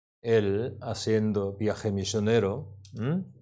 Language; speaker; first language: Spanish; non-native, learner; Korean